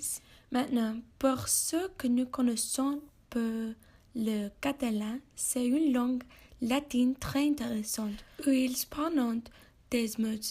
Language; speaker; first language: French; non-native, learner; English